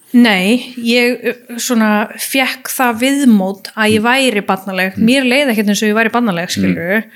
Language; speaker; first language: Icelandic; early bilingual, heritage; Icelandic